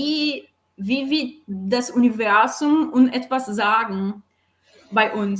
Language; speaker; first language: German; non-native, fluent; Portuguese